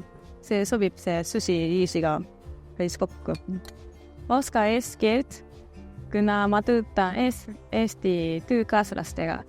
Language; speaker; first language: Estonian; early bilingual, other home language; Japanese